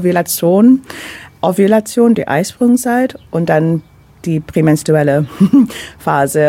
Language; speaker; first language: German; non-native, fluent; English